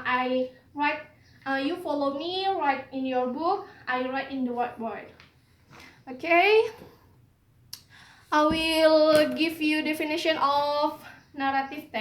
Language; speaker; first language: English; non-native, learner; Indonesian